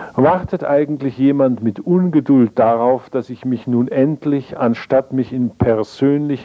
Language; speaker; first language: German; native; German